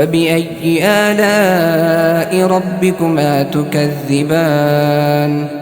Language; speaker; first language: Arabic; native; Arabic